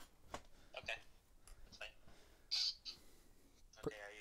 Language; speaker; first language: English; native; English